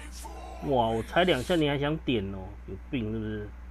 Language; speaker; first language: Chinese; native; Chinese